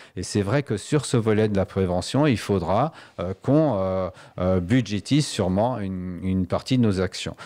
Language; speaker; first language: French; native; French